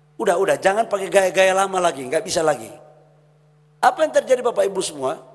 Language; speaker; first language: Indonesian; native; Indonesian